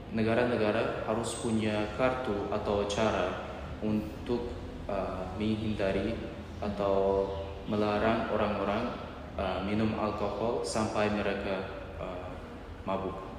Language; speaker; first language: Indonesian; non-native, learner; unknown